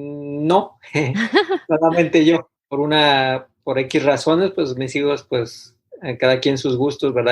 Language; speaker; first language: Spanish; native; Spanish